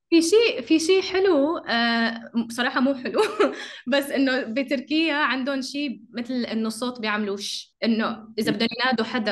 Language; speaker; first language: Arabic; native; Arabic